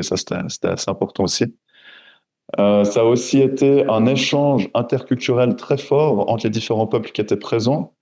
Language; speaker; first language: French; native; French